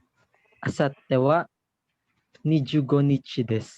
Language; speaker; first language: Japanese; non-native, learner; Filipino